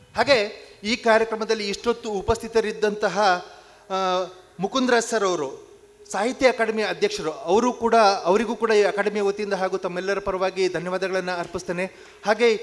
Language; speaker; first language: Kannada; non-native, local second language; Lambadi